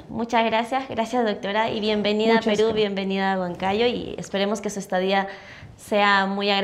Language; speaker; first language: Spanish; native; Spanish